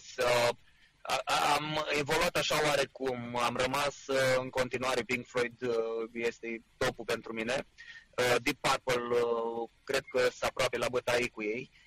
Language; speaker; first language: Romanian; native; Romanian